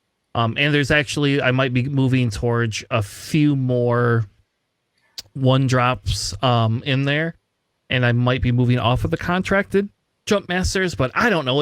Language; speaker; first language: English; native; English